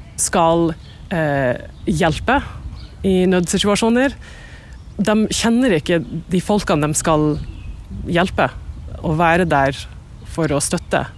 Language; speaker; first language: Norwegian; non-native, fluent; English